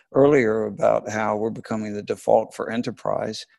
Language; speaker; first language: English; native; English